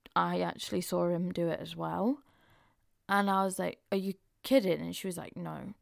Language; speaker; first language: English; native; English